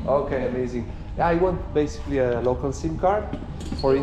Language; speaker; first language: English; non-native, fluent; Spanish